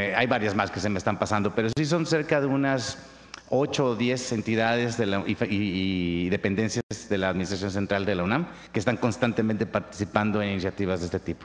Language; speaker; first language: Spanish; native; Spanish